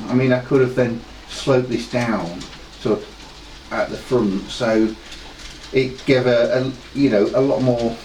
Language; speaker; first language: English; native; English